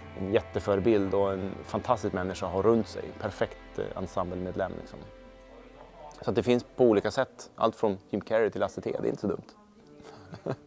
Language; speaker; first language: Swedish; native; Swedish